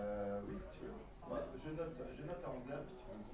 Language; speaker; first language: French; native; French